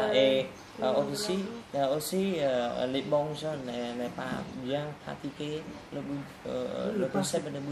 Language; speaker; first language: French; non-native, learner; Khmer